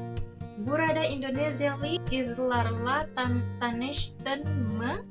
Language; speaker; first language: Turkish; non-native, learner; Indonesian